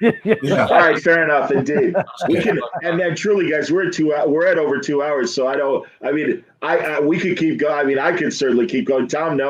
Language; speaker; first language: English; native; English